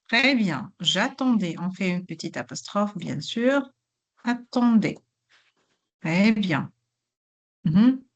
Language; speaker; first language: French; non-native, local second language; Arabic